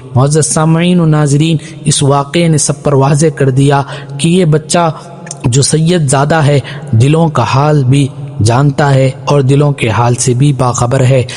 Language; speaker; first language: Urdu; native; Urdu